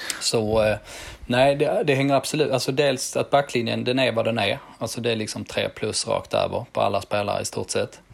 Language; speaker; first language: Swedish; native; Swedish